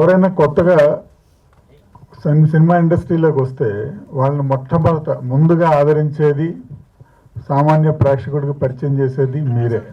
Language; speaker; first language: Telugu; native; Telugu